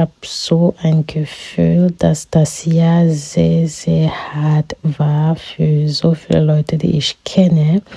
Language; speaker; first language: German; non-native, fluent; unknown